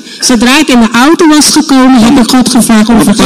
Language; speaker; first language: Dutch; non-native, local second language; Papiamento